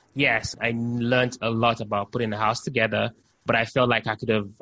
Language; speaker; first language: English; non-native, local second language; Yoruba